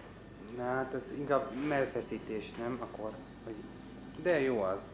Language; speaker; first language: Hungarian; non-native, fluent; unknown